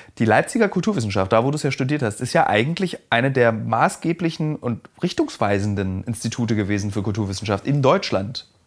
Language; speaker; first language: German; native; German